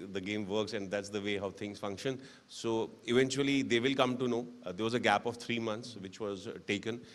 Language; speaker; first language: Hindi; native; Hindi